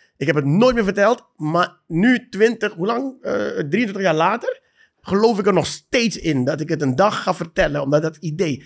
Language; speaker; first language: Dutch; native; Dutch